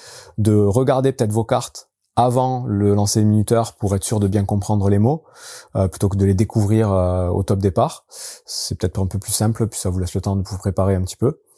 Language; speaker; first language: French; native; French